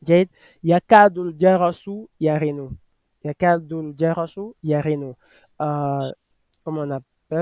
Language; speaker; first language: Arabic; non-native, fluent; French